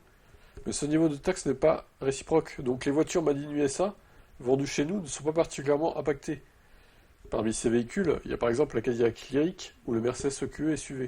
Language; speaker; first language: French; native; French